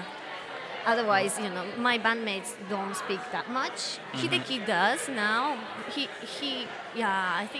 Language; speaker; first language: English; non-native, fluent; Japanese